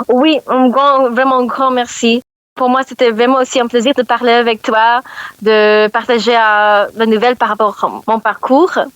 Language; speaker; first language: French; non-native, learner; English